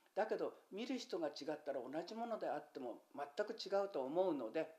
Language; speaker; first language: Japanese; native; Japanese